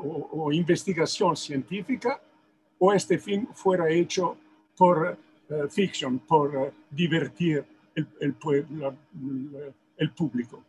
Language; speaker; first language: Spanish; non-native, fluent; Italian